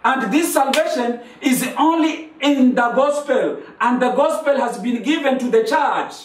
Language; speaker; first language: English; non-native, local second language; Swahili